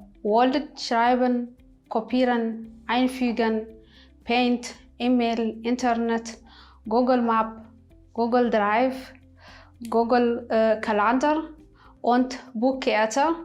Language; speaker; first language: German; non-native, learner; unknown